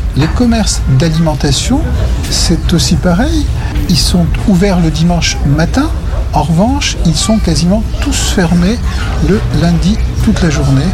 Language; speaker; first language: French; native; French